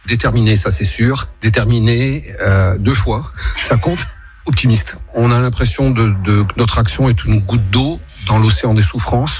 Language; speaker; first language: French; native; French